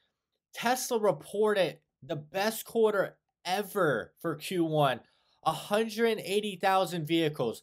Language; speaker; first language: English; native; English